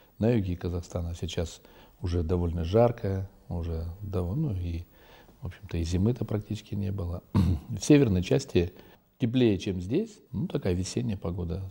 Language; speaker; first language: Russian; non-native, local second language; Kazakh